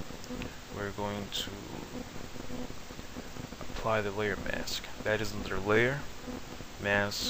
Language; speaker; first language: English; native; English